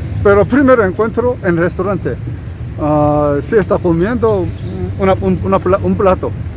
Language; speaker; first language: Spanish; non-native, learner; Korean